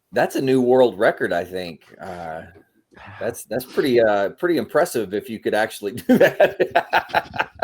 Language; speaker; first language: English; native; English